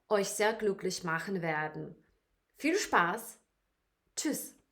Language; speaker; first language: German; non-native, fluent; Ukrainian